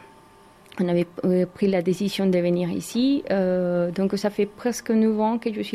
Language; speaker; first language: French; non-native, fluent; Spanish